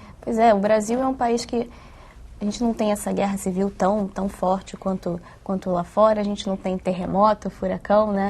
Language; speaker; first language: Portuguese; native; Portuguese